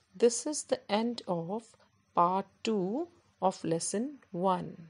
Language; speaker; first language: English; non-native, local second language; Punjabi